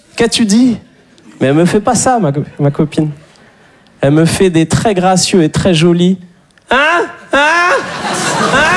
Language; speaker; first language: French; native; French